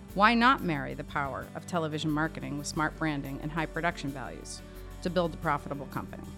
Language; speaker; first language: English; native; English